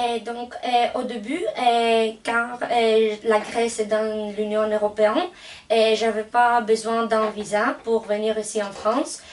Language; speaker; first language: French; non-native, fluent; Greek